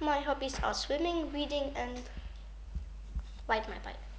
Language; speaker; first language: English; non-native, learner; German